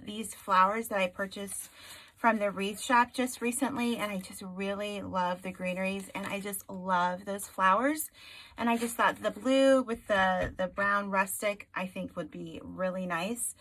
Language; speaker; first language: English; native; English